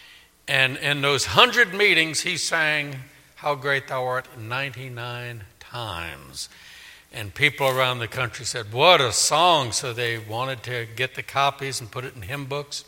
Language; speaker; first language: English; native; English